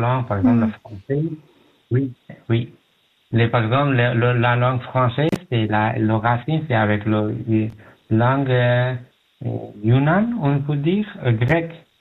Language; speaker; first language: French; non-native, learner; Pashto